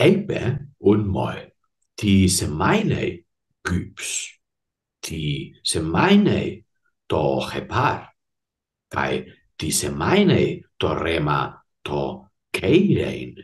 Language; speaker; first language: Greek; non-native, fluent; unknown